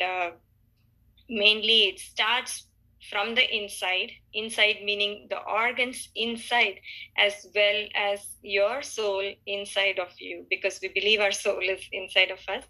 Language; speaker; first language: English; non-native, local second language; Tamil